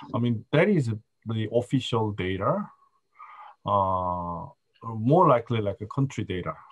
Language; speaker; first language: English; non-native, fluent; Korean